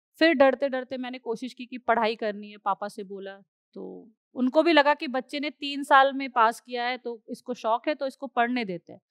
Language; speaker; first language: Hindi; native; Hindi